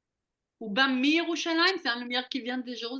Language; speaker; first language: French; non-native, fluent; Hebrew